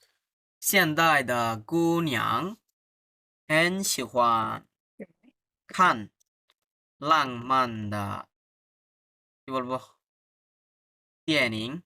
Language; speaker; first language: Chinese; non-native, fluent; Bangla